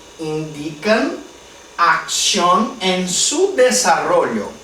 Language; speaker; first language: Spanish; non-native, fluent; Portuguese